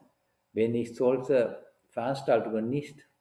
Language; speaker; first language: German; non-native, fluent; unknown